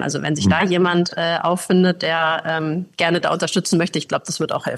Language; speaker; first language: German; native; German